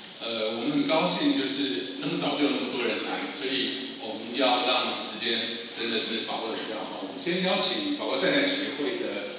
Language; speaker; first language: Chinese; native; Chinese